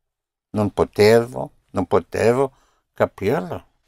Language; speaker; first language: Italian; non-native, fluent; English